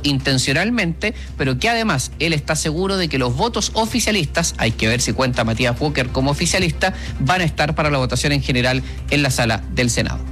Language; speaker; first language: Spanish; native; Spanish